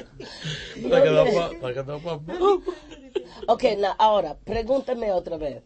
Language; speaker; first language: Spanish; non-native, fluent; English